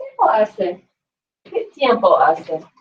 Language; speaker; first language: Spanish; non-native, fluent; English